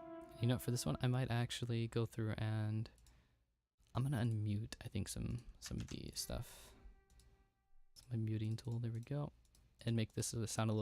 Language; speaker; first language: English; native; English